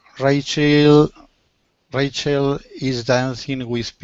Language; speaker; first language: English; non-native, learner; Spanish